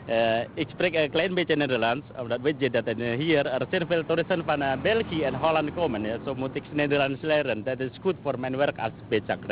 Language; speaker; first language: Dutch; non-native, learner; Indonesian